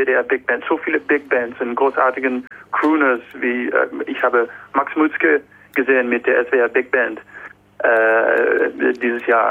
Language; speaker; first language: German; non-native, learner; Dutch